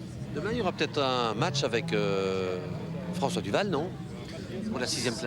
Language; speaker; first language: French; native; French